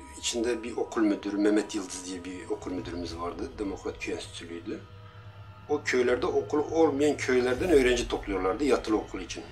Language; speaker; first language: Turkish; non-native, local second language; Kurdish